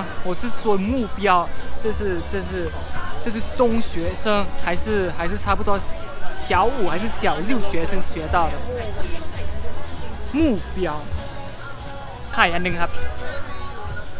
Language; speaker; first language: Chinese; non-native, learner; Thai